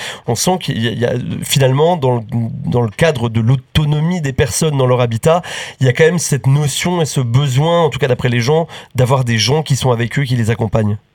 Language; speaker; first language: French; native; French